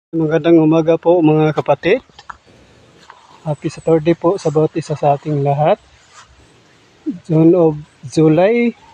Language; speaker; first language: Filipino; non-native, local second language; Cebuano